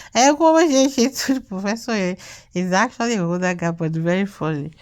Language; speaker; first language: English; non-native, local second language; Yoruba